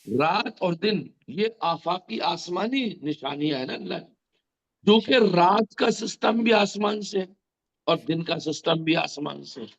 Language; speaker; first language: Urdu; native; Urdu